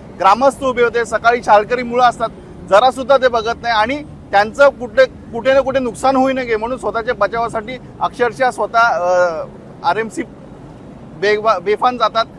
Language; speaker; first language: Marathi; native; Marathi